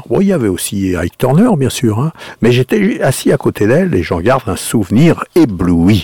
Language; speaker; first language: French; native; French